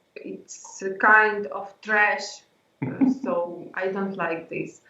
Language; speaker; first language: English; non-native, learner; Ukrainian